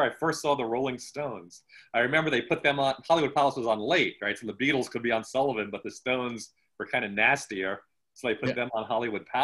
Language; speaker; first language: English; native; English